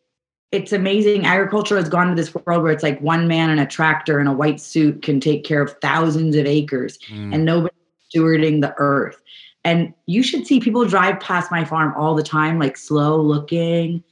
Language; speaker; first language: English; native; English